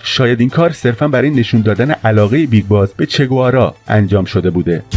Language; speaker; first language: Persian; native; Persian